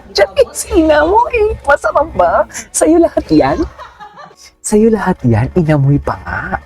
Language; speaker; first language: Filipino; non-native, local second language; Hiligaynon